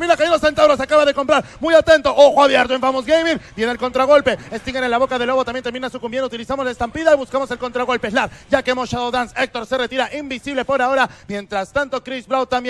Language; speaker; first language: Spanish; native; Spanish